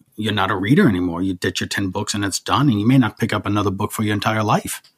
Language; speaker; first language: English; early bilingual, other home language; German